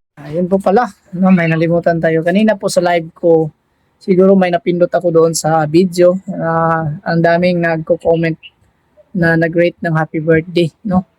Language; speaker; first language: Filipino; non-native, local second language; Cebuano